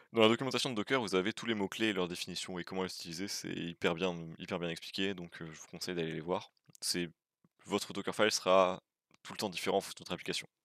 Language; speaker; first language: French; native; French